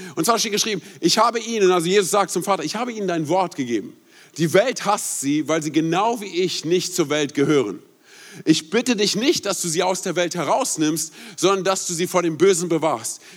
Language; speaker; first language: German; native; German